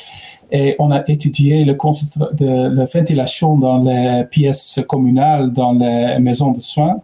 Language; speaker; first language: French; non-native, learner; Dutch